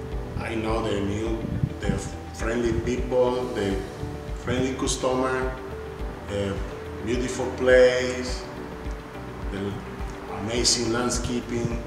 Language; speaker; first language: English; non-native, learner; Spanish